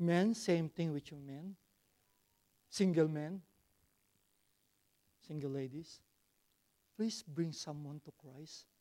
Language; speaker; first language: English; non-native, local second language; Filipino